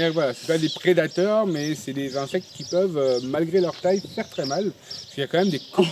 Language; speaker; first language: French; native; French